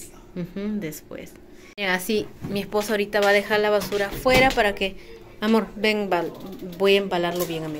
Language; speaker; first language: Spanish; native; Spanish